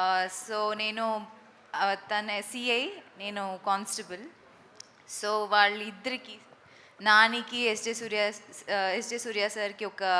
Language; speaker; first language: Telugu; non-native, fluent; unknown